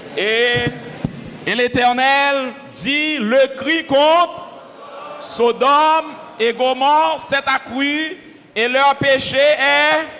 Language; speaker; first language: French; non-native, local second language; Haitian Creole